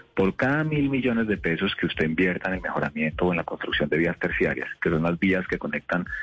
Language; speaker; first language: Spanish; native; Spanish